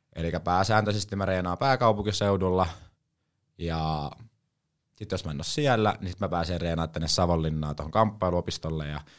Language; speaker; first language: Finnish; native; Finnish